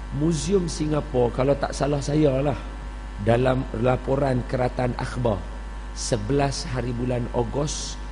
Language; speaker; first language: Malay; native; Malay